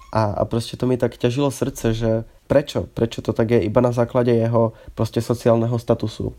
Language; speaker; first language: Slovak; native; Slovak